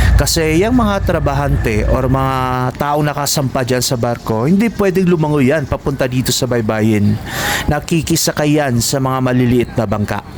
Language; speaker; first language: Filipino; non-native, local second language; Cebuano